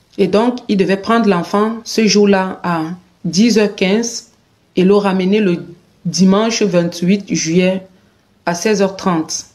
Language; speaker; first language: French; non-native, local second language; Lingala